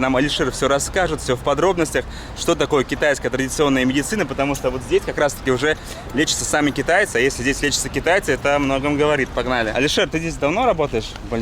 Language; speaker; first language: Russian; native; Russian